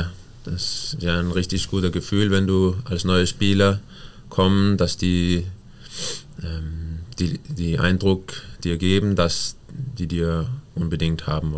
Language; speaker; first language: German; non-native, fluent; Danish